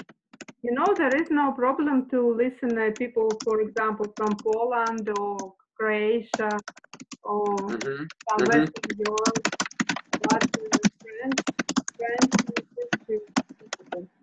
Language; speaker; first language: English; non-native, learner; Russian